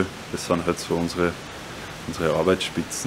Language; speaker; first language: German; native; German